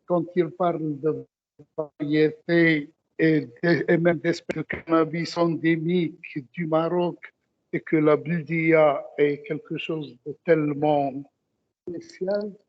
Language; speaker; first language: French; non-native, local second language; Arabic